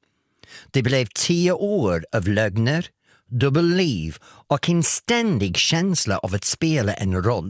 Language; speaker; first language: Swedish; non-native, fluent; English